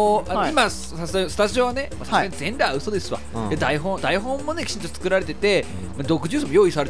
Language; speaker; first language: Japanese; native; Japanese